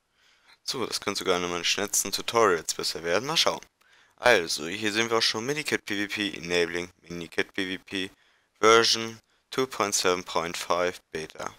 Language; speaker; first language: German; native; German